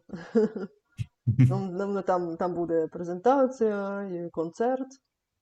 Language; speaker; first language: Ukrainian; non-native, learner; Bulgarian